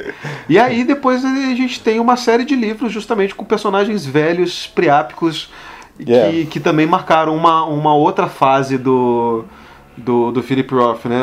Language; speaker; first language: Portuguese; native; Portuguese